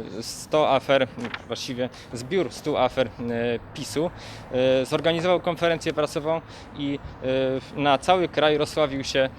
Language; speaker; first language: Polish; native; Polish